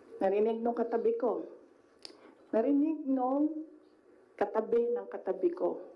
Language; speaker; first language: Filipino; native; Filipino